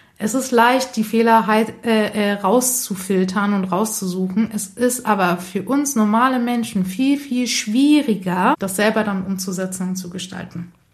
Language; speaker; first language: German; early bilingual, other home language; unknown